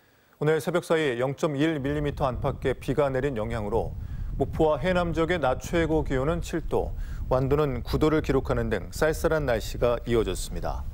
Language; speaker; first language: Korean; native; Korean